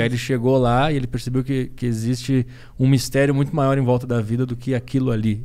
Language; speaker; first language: Portuguese; native; Portuguese